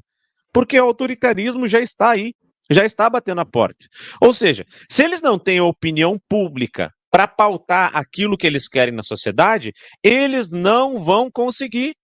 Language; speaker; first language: Portuguese; native; Portuguese